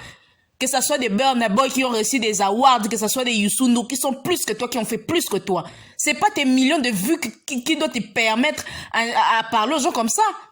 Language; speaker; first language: French; non-native, local second language; Lingala